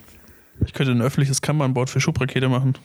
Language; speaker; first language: German; native; German